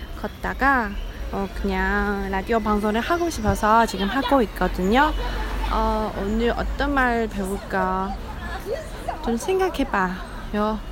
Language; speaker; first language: Korean; non-native, fluent; Chinese